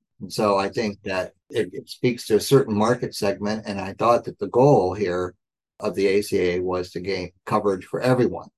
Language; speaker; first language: English; native; English